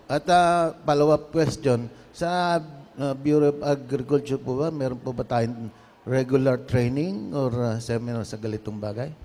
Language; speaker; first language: Filipino; native; Filipino